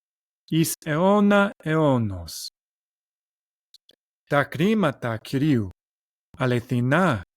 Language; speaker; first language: Greek; non-native, learner; English